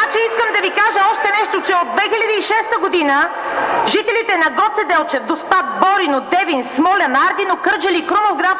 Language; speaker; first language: Bulgarian; native; Bulgarian